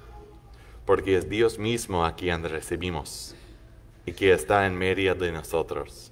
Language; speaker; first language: Spanish; non-native, fluent; English